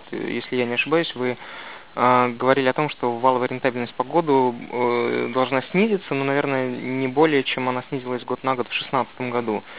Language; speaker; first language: Russian; native; Russian